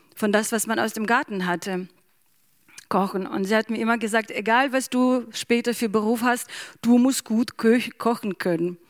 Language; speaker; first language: German; non-native, fluent; Ukrainian